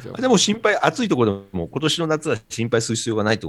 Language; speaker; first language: Japanese; native; Japanese